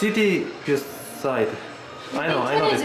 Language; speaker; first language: English; non-native, learner; Korean